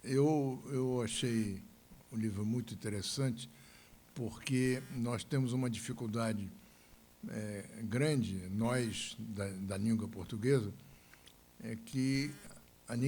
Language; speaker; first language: Portuguese; native; Portuguese